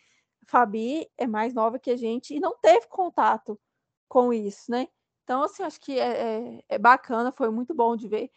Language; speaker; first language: Portuguese; native; Portuguese